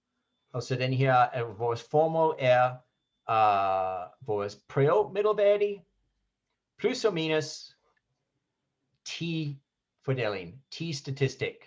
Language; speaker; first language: Danish; non-native, fluent; English